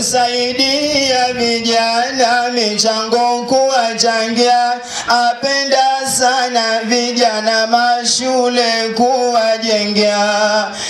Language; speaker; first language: Swahili; native; Swahili